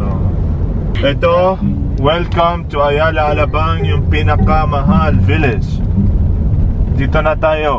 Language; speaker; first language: Filipino; non-native, learner; Arabic